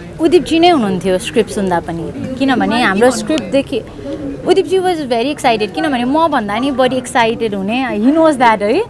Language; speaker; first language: Nepali; native; Nepali